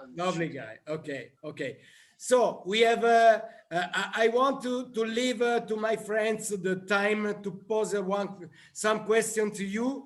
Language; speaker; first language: English; non-native, learner; Italian